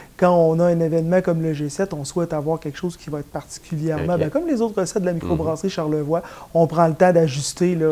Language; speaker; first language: French; native; French